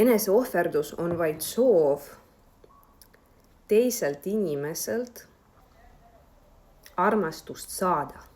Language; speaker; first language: Estonian; non-native, local second language; Russian